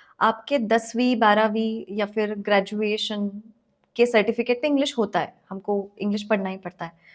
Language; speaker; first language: Hindi; non-native, local second language; Marathi